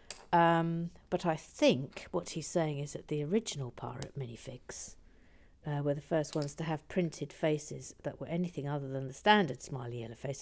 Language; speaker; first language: English; native; English